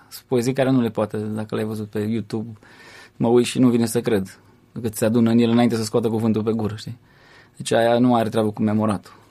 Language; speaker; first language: Romanian; native; Romanian